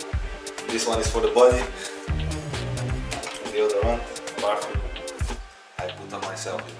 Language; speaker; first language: English; non-native, learner; Portuguese